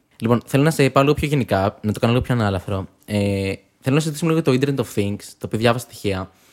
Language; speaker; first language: Greek; native; Greek